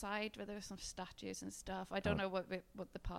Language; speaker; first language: English; non-native, fluent; Icelandic